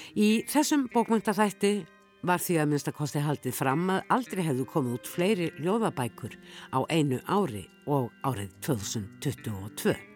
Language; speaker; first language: Icelandic; native; Icelandic